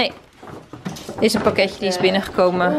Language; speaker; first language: Dutch; native; Dutch